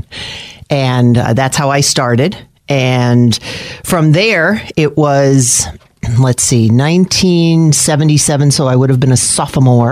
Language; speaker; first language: English; native; English